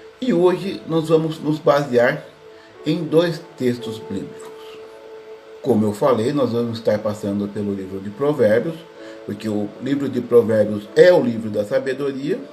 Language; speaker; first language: Portuguese; native; Portuguese